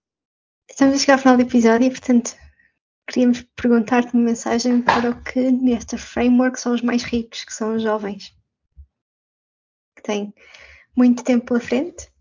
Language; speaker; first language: Portuguese; native; Portuguese